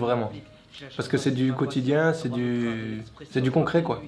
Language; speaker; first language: French; native; French